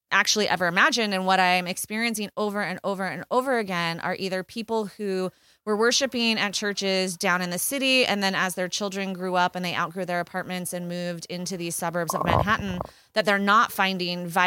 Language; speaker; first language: English; native; English